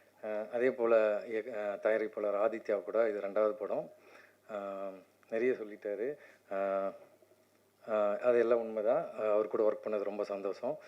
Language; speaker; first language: Tamil; native; Tamil